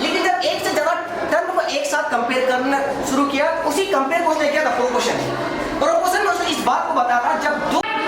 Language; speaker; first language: Hindi; native; Hindi